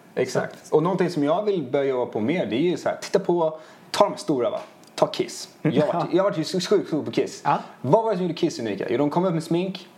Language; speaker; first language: Swedish; early bilingual, other home language; Italian